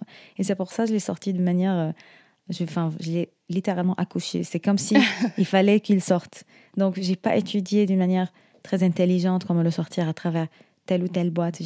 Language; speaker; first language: French; non-native, fluent; Arabic